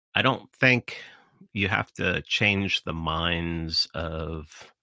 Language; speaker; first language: English; native; English